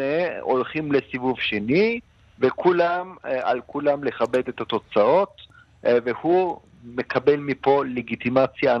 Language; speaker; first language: Hebrew; non-native, fluent; Turkish